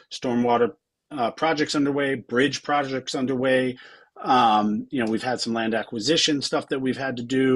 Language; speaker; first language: English; native; English